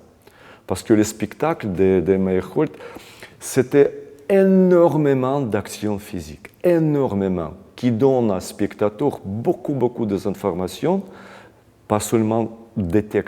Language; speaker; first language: French; non-native, fluent; Russian